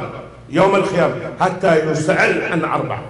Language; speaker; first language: Arabic; non-native, fluent; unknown